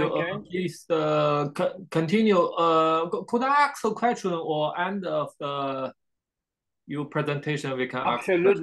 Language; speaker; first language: English; non-native, learner; Chinese